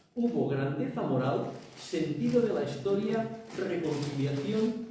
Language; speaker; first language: Spanish; non-native, local second language; Catalan